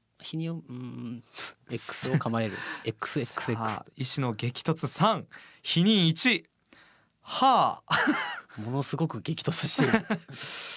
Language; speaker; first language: Japanese; native; Japanese